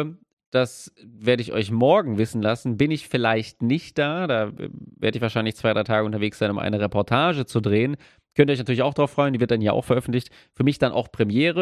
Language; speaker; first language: German; native; German